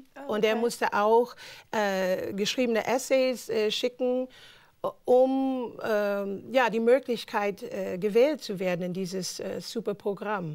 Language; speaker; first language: German; non-native, fluent; English